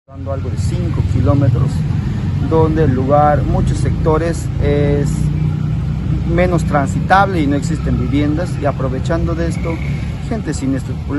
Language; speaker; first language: Spanish; native; Spanish